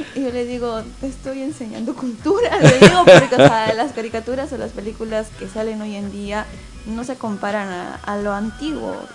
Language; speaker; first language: Spanish; native; Spanish